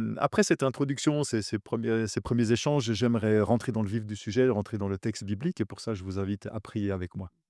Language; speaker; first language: French; native; French